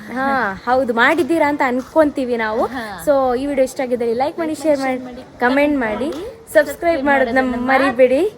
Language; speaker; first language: Kannada; native; Kannada